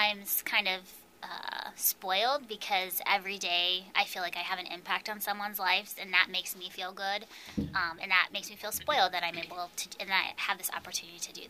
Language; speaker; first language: English; native; English